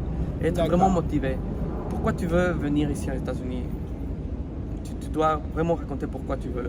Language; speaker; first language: French; non-native, fluent; Spanish